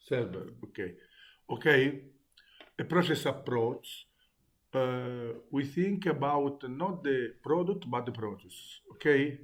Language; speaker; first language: English; non-native, learner; Italian